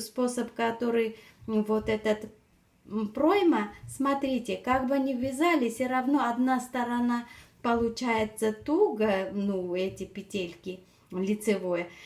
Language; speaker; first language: Russian; non-native, fluent; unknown